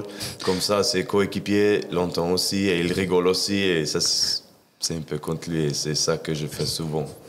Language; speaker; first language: French; non-native, fluent; English